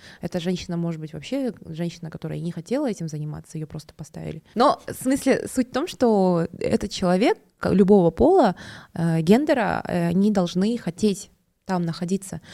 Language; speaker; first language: Russian; native; Russian